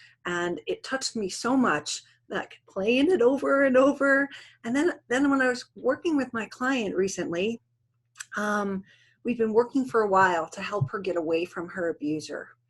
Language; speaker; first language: English; native; English